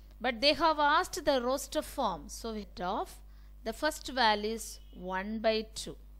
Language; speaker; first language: English; non-native, local second language; Tamil